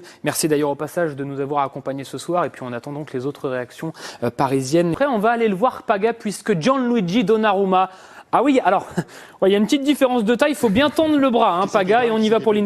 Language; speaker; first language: French; native; French